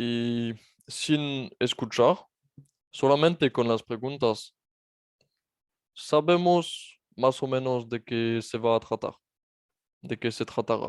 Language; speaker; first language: Spanish; non-native, fluent; French